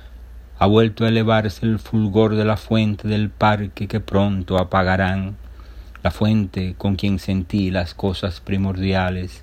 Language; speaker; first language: Spanish; native; Spanish